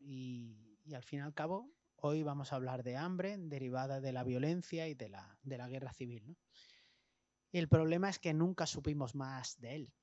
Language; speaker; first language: Spanish; native; Spanish